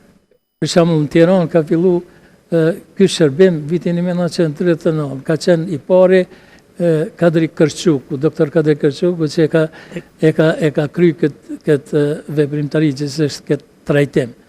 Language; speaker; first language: Albanian; native; Albanian